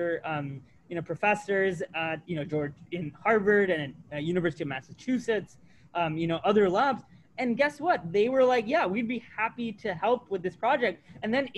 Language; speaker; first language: English; native; English